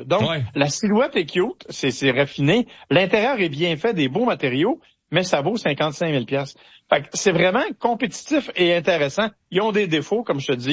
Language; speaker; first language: French; native; French